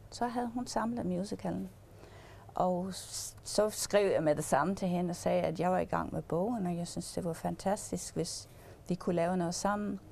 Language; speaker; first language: Danish; early bilingual, heritage; English